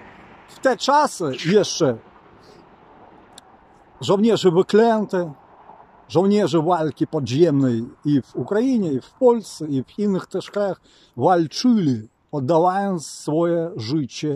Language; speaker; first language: Polish; non-native, fluent; Ukrainian